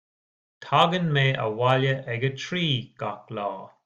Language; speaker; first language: Irish; non-native, learner; English